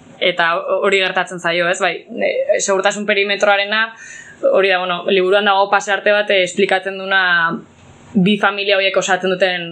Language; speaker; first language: Basque; native; Basque